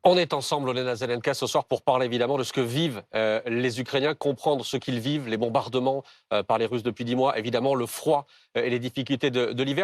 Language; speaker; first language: French; native; French